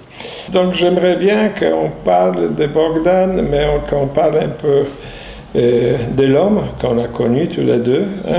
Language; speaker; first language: French; non-native, fluent; Polish